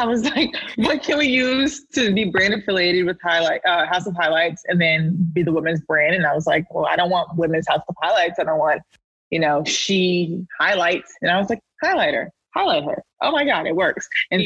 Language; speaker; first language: English; native; English